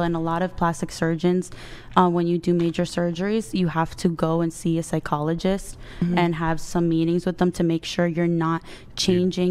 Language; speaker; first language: English; early bilingual, other home language; Portuguese